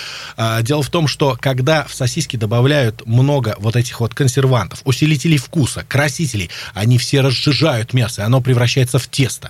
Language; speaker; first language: Russian; native; Russian